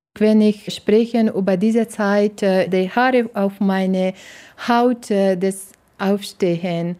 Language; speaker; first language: German; non-native, learner; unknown